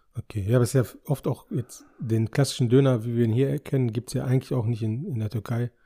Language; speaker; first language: German; native; German